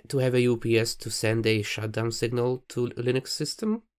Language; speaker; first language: English; non-native, fluent; Hungarian